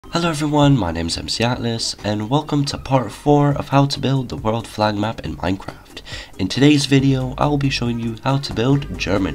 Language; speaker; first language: English; native; English